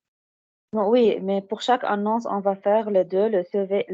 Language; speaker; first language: French; non-native, learner; Arabic